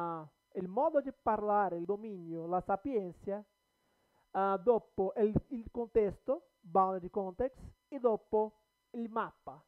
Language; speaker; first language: Italian; non-native, learner; Portuguese